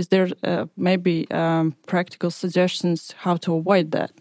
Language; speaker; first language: English; non-native, fluent; Latvian